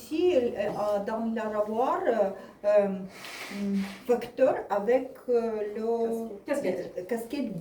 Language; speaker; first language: French; non-native, learner; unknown